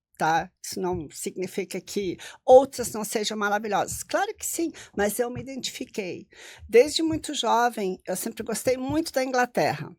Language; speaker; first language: Portuguese; non-native, local second language; German